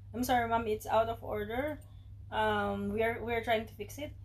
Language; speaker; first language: English; non-native, local second language; Filipino